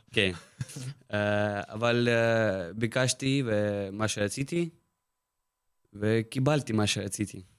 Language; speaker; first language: Hebrew; non-native, learner; Russian